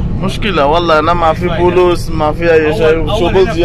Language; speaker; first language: Arabic; non-native, learner; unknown